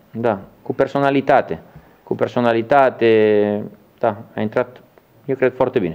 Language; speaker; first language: Romanian; non-native, learner; Italian